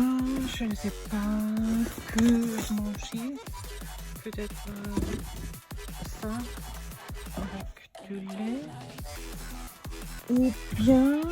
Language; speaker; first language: French; non-native, fluent; German